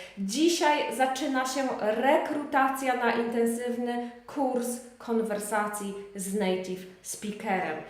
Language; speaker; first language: Polish; native; Polish